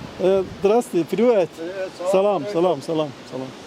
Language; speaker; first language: Russian; non-native, local second language; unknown